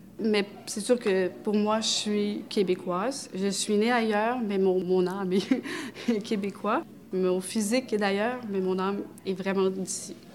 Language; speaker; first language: French; native; French